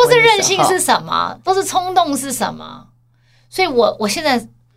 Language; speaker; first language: Chinese; early bilingual, heritage; Chinese